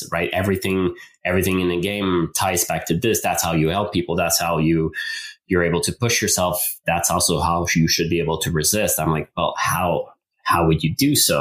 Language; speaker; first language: English; non-native, fluent; French